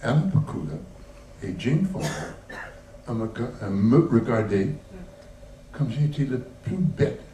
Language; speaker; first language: French; non-native, learner; English